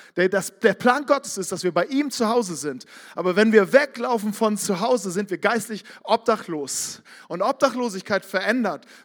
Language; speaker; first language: German; native; German